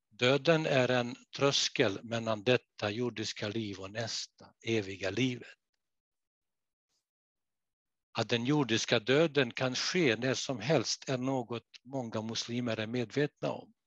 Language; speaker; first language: Swedish; non-native, fluent; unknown